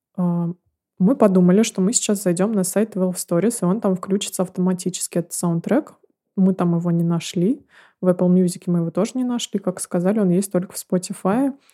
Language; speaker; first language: Russian; native; Russian